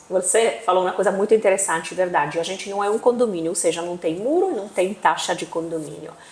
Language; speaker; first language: Portuguese; non-native, fluent; Italian